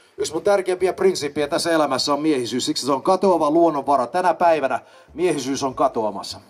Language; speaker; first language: Finnish; early bilingual, heritage; Finnish